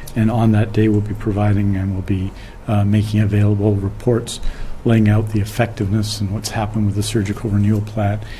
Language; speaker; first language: English; native; English